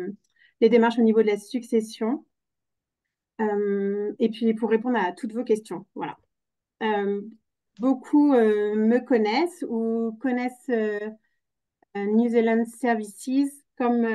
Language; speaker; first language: French; native; French